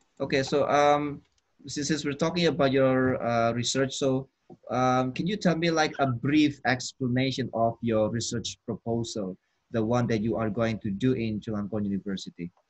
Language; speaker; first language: English; non-native, fluent; Indonesian